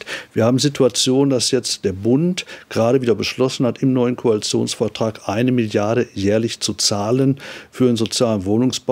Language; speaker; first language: German; native; German